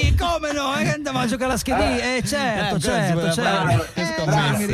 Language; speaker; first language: Italian; native; Italian